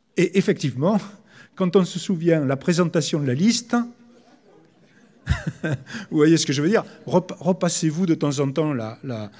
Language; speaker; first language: French; native; French